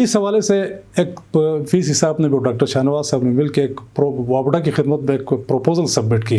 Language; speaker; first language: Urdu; non-native, local second language; Shina